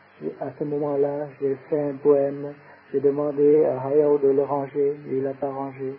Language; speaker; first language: French; non-native, fluent; Vietnamese